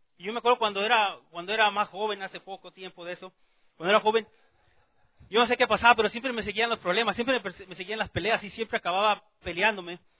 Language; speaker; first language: Spanish; native; Spanish